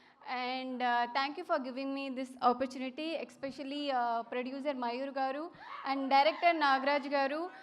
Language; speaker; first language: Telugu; non-native, learner; Tamil